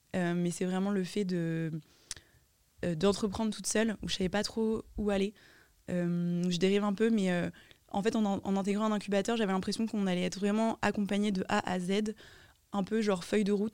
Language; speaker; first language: French; native; French